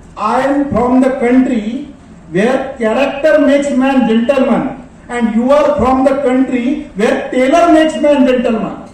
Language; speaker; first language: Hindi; non-native, local second language; Marwari